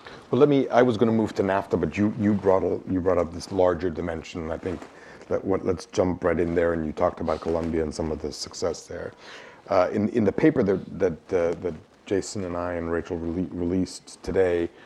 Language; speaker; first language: English; native; English